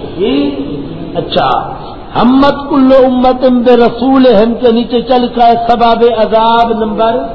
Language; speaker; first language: Urdu; non-native, local second language; Punjabi